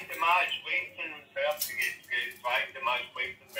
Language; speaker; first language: German; non-native, learner; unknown